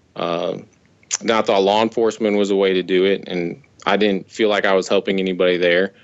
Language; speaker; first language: English; native; English